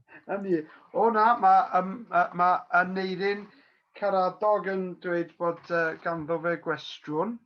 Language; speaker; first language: Welsh; native; Welsh